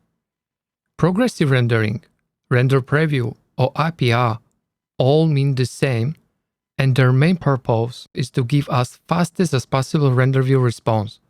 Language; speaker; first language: English; non-native, learner; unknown